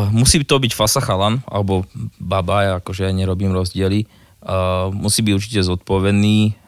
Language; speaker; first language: Slovak; native; Slovak